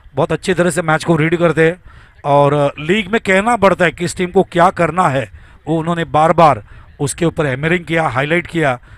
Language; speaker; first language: Hindi; non-native, local second language; Marathi